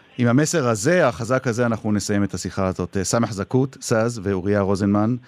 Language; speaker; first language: Hebrew; native; Hebrew